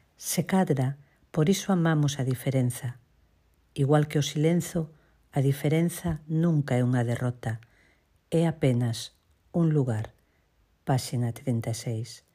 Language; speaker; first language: Galician; native; Galician